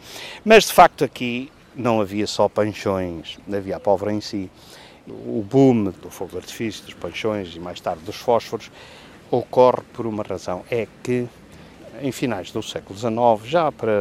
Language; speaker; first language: Portuguese; native; Portuguese